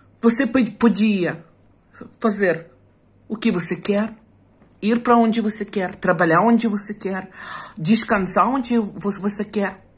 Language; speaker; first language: Portuguese; non-native, fluent; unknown